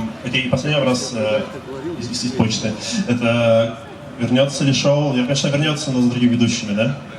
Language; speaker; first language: Russian; native; Russian